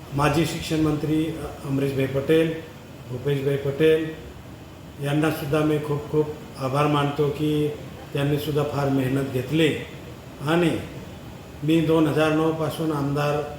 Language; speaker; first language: Marathi; non-native, local second language; Bhili